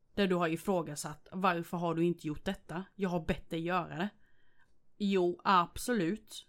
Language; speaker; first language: Swedish; early bilingual, other home language; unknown